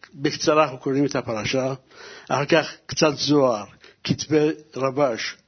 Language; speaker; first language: Hebrew; early bilingual, other home language; Persian